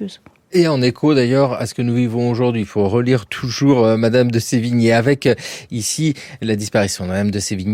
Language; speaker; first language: French; native; French